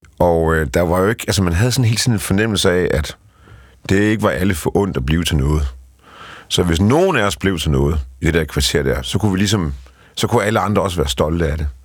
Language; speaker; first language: Danish; early bilingual, other home language; Polish